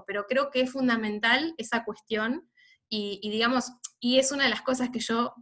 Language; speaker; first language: Spanish; native; Spanish